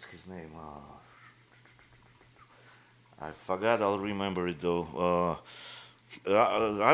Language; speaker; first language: English; non-native, fluent; Russian